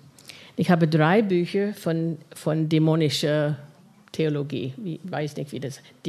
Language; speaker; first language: German; non-native, fluent; English